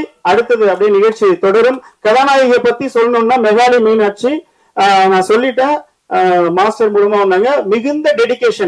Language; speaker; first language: Tamil; native; Tamil